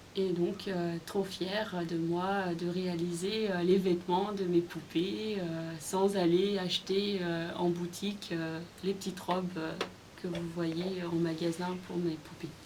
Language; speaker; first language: French; early bilingual, other home language; Khmer